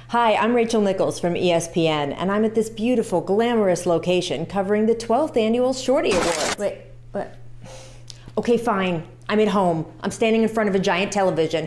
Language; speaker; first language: English; native; English